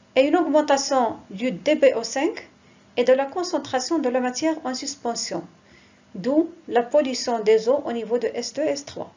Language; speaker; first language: French; non-native, local second language; Arabic